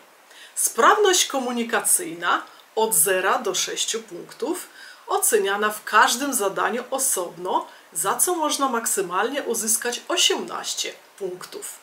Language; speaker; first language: Polish; native; Polish